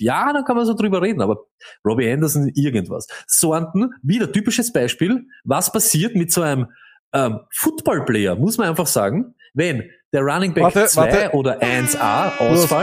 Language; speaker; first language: German; native; German